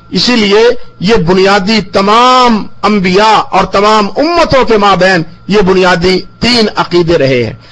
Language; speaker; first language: Urdu; non-native, local second language; Punjabi